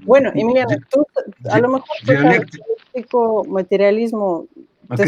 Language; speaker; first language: Spanish; non-native, fluent; Russian